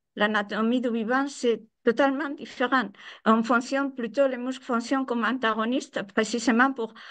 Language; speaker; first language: French; non-native, fluent; Spanish